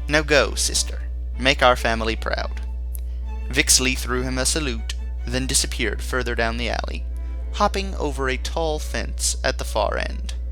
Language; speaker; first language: English; native; English